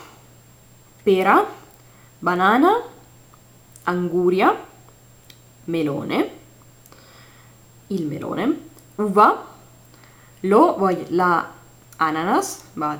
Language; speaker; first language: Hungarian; non-native, learner; Italian